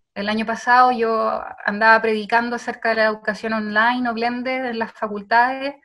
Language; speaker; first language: Spanish; native; Spanish